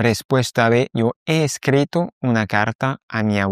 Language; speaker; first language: Spanish; non-native, fluent; French